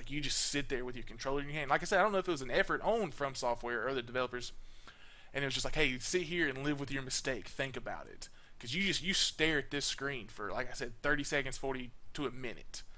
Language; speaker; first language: English; native; English